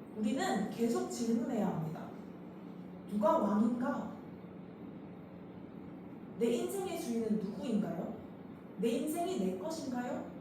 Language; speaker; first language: Korean; native; Korean